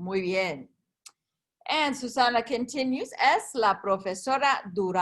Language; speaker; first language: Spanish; non-native, fluent; English